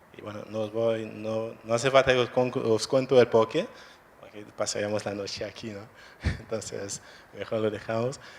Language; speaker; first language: Spanish; non-native, fluent; French